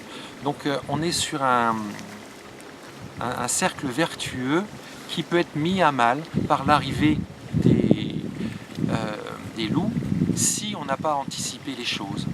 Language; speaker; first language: French; native; French